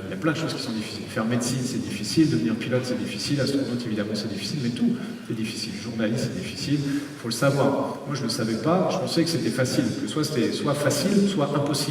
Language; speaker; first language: French; native; French